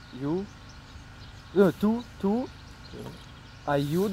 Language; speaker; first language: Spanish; non-native, learner; English